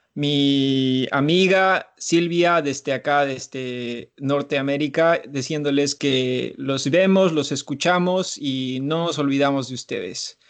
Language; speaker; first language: Spanish; early bilingual, heritage; Spanish